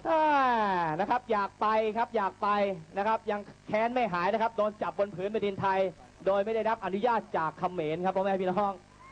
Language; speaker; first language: Thai; native; Thai